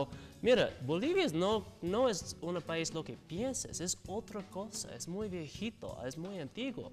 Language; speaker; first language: Spanish; non-native, learner; English